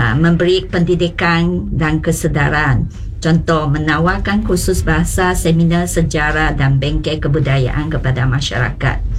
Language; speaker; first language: Malay; non-native, local second language; Chinese